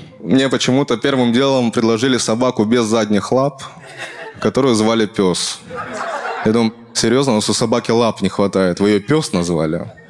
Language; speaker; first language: Russian; native; Russian